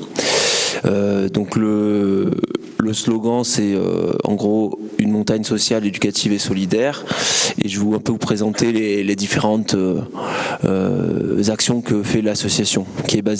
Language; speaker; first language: French; native; French